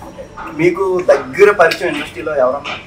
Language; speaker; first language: Telugu; native; Telugu